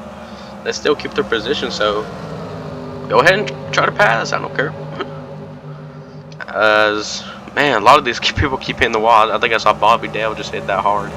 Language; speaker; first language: English; native; English